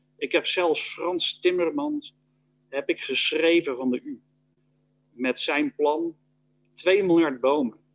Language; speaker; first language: Dutch; native; Dutch